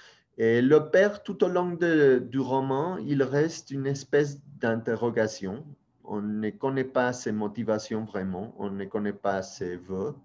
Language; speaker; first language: French; non-native, fluent; Spanish